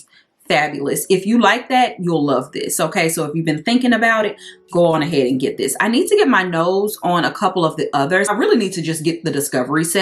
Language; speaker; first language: English; native; English